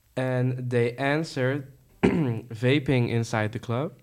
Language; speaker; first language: English; non-native, fluent; Dutch